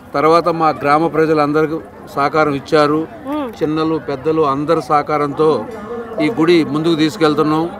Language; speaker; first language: Telugu; native; Telugu